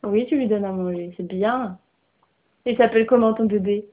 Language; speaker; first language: French; native; French